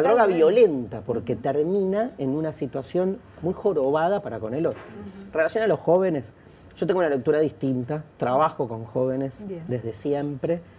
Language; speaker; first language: Spanish; native; Spanish